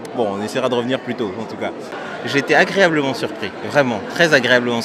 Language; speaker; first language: French; native; French